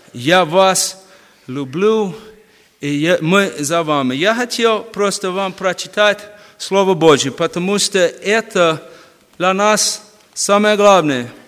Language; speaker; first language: Russian; non-native, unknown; English